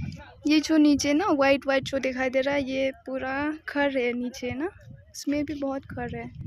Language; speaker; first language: Hindi; non-native, local second language; Khasi